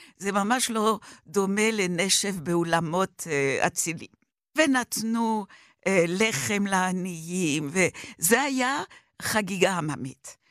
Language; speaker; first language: Hebrew; non-native, fluent; French